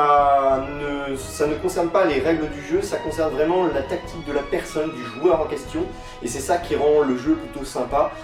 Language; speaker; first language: French; native; French